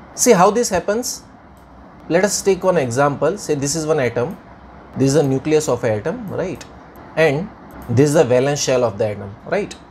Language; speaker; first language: English; non-native, local second language; Gujarati